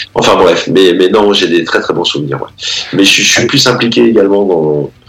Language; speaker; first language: French; native; French